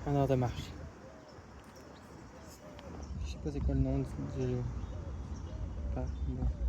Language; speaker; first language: French; native; French